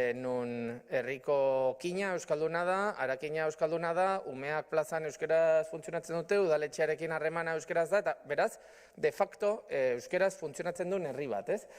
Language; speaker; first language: Basque; native; Basque